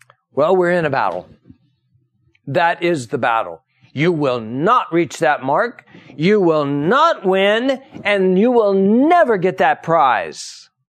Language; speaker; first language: English; native; English